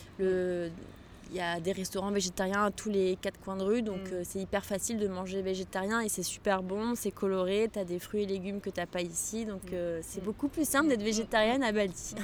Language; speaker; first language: French; non-native, local second language; Arabic